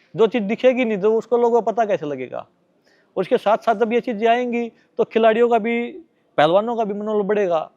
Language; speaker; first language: Hindi; native; Hindi